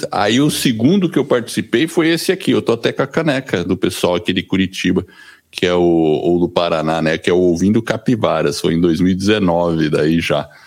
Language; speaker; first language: Portuguese; early bilingual, other home language; English